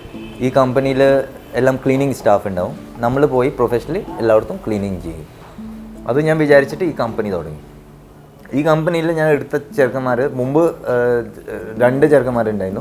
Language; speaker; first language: Malayalam; early bilingual, heritage; Malayalam